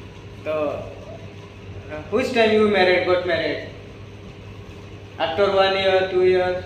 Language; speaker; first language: English; non-native, learner; Odia